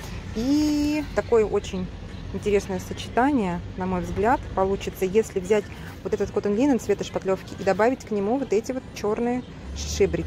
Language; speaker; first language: Russian; native; Russian